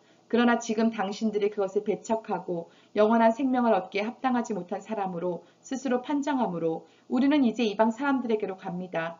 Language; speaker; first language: Korean; native; Korean